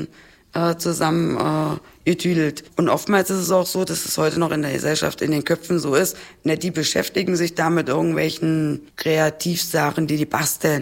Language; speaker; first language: German; native; German